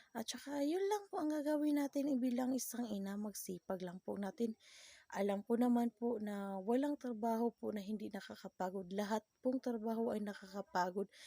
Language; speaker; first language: Filipino; non-native, local second language; Cebuano